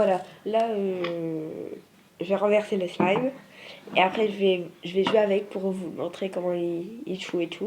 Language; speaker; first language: French; native; French